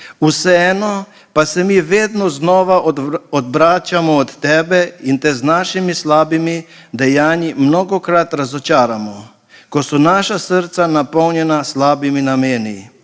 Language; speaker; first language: Slovenian; native; Slovenian